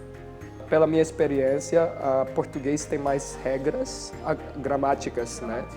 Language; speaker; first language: Portuguese; non-native, fluent; Filipino